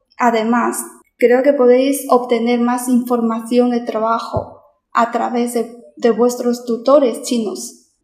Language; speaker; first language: Spanish; non-native, fluent; Chinese